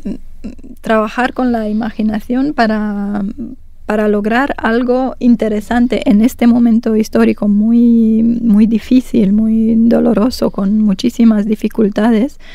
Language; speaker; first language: Spanish; non-native, fluent; Romanian